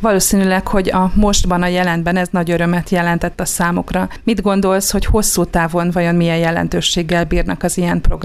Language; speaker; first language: Hungarian; native; Hungarian